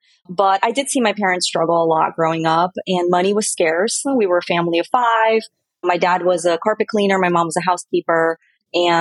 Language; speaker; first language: English; native; English